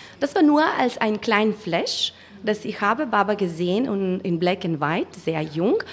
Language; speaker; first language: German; non-native, learner; Macedonian